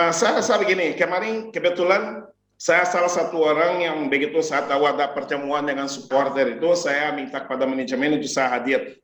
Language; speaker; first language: Malay; non-native, fluent; Portuguese